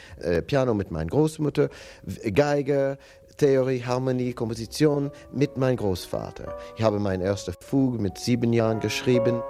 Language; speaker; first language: German; non-native, fluent; English